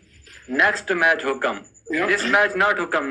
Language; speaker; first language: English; non-native, learner; Amharic